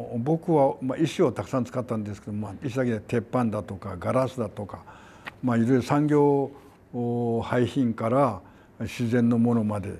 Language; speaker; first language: Japanese; non-native, fluent; Korean